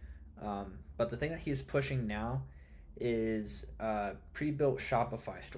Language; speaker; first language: English; native; English